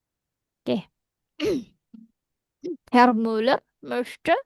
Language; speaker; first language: German; non-native, fluent; Indonesian